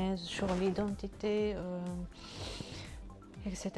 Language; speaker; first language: French; non-native, fluent; Japanese